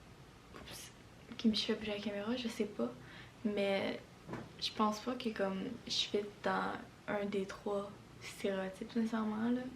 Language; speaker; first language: French; native; French